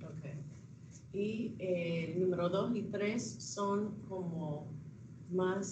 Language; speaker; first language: Spanish; non-native, fluent; English